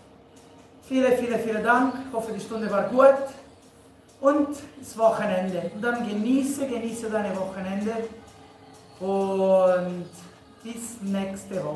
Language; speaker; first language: German; non-native, learner; Spanish